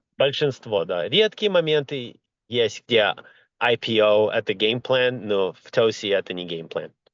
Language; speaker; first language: Russian; early bilingual, heritage; Russian